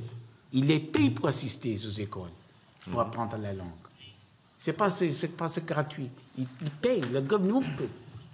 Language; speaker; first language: French; non-native, learner; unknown